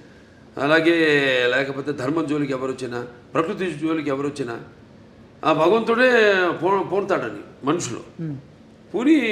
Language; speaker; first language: Telugu; native; Telugu